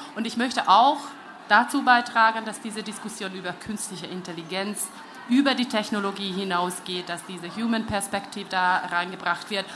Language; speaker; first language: German; non-native, fluent; Hungarian